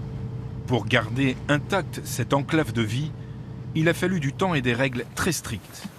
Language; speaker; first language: French; native; French